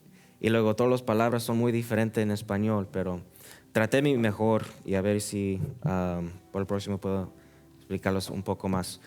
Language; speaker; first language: Spanish; early bilingual, heritage; Spanish